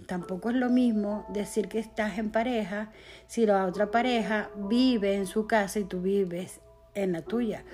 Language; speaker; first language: Spanish; native; Spanish